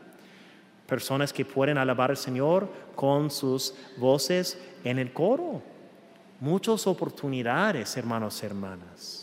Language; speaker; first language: Spanish; non-native, fluent; English